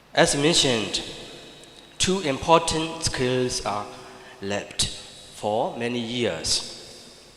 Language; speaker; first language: English; non-native, fluent; Burmese